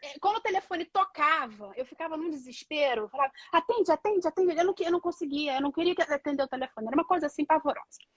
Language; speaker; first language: Portuguese; native; Portuguese